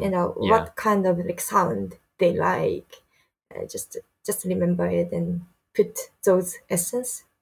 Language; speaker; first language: English; non-native, learner; Japanese